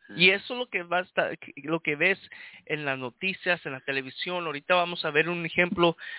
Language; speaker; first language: Spanish; early bilingual, heritage; Spanish